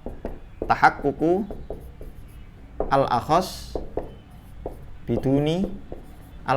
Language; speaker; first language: Arabic; non-native, fluent; Indonesian